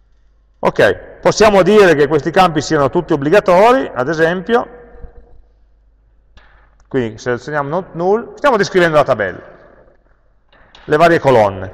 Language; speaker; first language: Italian; native; Italian